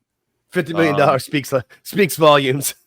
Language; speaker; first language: English; native; English